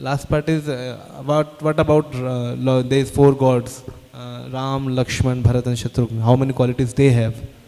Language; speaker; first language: English; non-native, local second language; Hindi